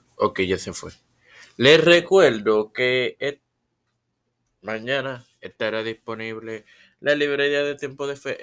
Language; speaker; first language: Spanish; native; Spanish